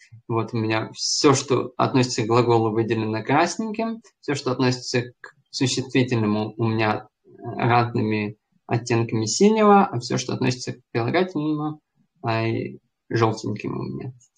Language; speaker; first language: Russian; native; Russian